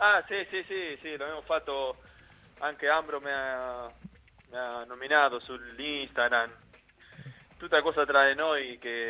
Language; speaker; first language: Italian; non-native, learner; Spanish